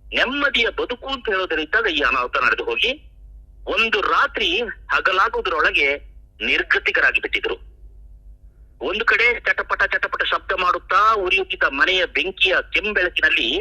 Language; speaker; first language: Kannada; non-native, local second language; Kodava